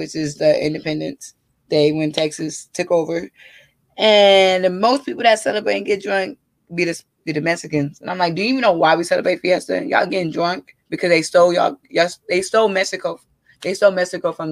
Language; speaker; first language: English; native; English